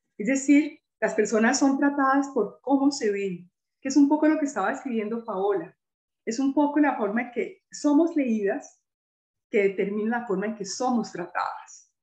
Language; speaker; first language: Spanish; native; Spanish